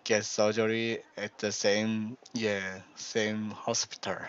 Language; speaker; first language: English; non-native, learner; Korean